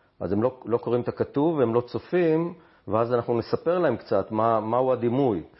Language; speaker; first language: Hebrew; native; Hebrew